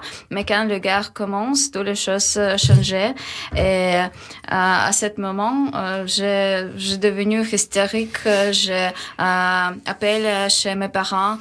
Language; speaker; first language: French; non-native, learner; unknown